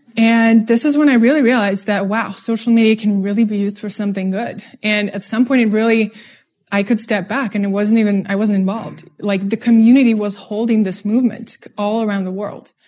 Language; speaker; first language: English; non-native, fluent; Russian